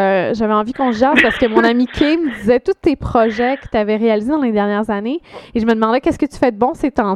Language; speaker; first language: French; native; French